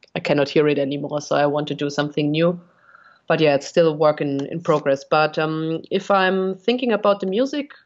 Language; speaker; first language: English; non-native, fluent; German